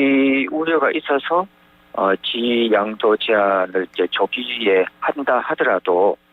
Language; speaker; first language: Korean; native; Korean